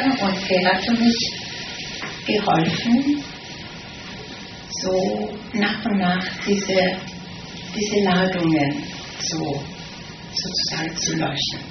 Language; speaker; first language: German; non-native, fluent; Italian